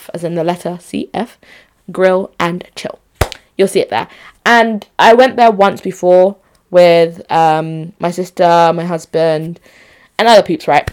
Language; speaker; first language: English; non-native, local second language; Igbo